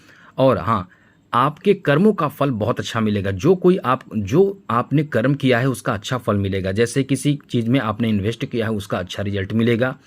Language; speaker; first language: Hindi; native; Hindi